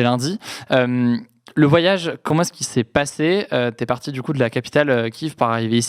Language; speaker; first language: French; native; French